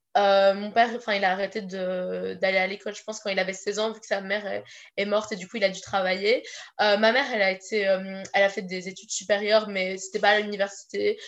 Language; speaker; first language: French; native; French